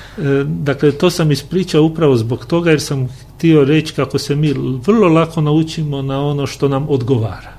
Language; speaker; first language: Croatian; native; Croatian